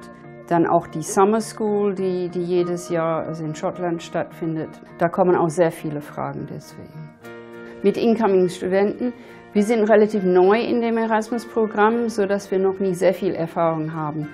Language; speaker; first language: German; non-native, fluent; English